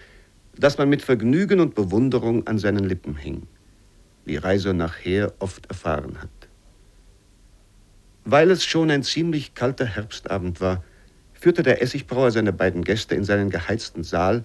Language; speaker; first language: German; native; German